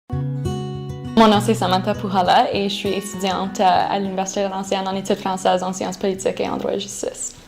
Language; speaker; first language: French; non-native, local second language; English